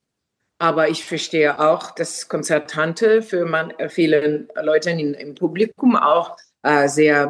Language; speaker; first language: German; non-native, fluent; Finnish